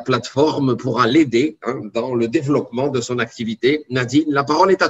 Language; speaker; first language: French; native; French